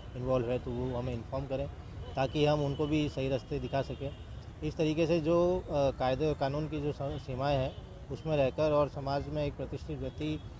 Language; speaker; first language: Hindi; non-native, local second language; Gujarati